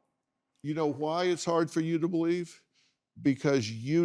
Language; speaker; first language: English; native; English